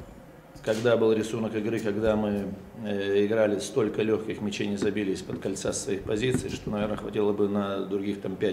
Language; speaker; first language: Russian; native; Russian